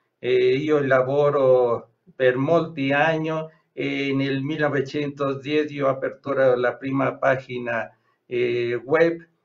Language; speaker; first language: Italian; non-native, learner; Spanish